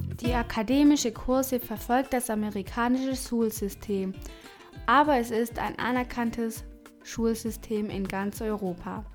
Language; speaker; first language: German; non-native, fluent; Spanish